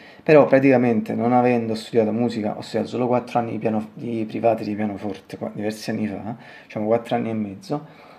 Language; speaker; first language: Italian; native; Italian